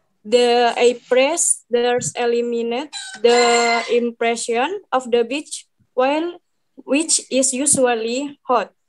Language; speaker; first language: English; non-native, learner; Indonesian